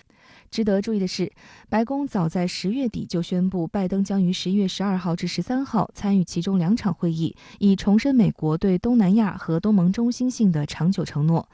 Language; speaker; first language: Chinese; native; Chinese